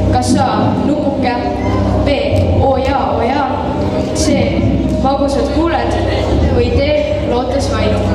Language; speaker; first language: Estonian; native; Estonian